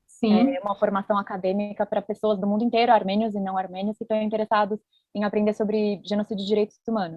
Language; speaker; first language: Portuguese; native; Portuguese